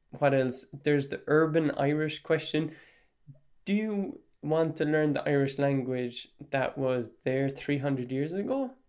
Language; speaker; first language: English; non-native, local second language; Irish